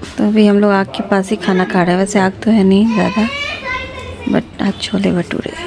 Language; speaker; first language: Hindi; native; Hindi